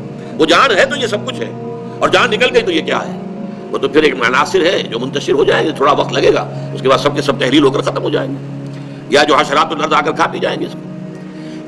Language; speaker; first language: Urdu; native; Urdu